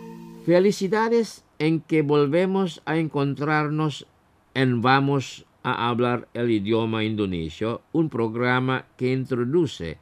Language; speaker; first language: Spanish; non-native, fluent; Indonesian